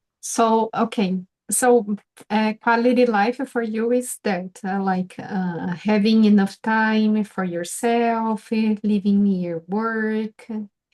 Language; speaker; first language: English; non-native, fluent; Portuguese